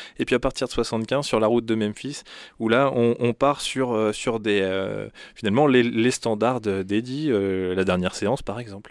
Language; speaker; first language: French; native; French